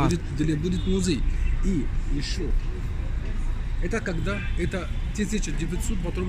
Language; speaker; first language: Russian; non-native, learner; Arabic